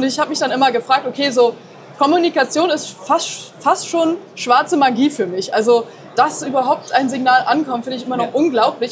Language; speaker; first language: German; native; German